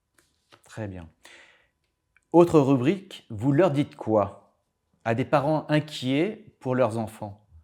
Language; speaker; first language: French; native; French